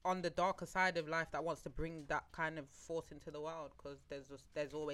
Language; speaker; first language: English; native; English